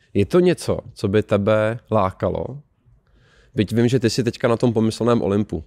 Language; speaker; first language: Czech; native; Czech